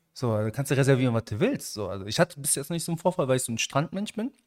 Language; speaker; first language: German; early bilingual, other home language; Arabic